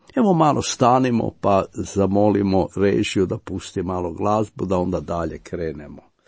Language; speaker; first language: Croatian; native; Croatian